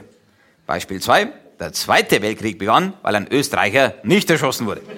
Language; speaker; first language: German; native; German